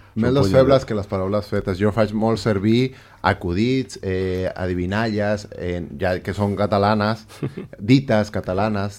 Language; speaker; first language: Catalan; non-native, fluent; Spanish